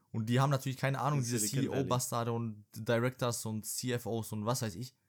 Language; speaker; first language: German; early bilingual, heritage; Serbian